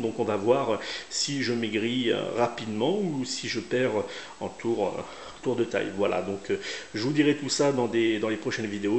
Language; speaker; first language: French; native; French